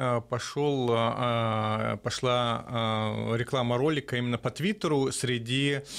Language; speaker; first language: Russian; native; Russian